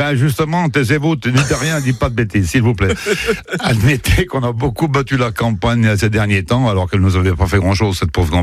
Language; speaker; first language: French; native; French